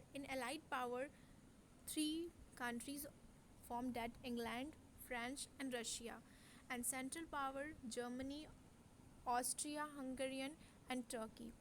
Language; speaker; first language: English; non-native, local second language; Hindi